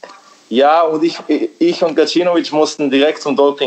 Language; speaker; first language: German; early bilingual, other home language; Serbian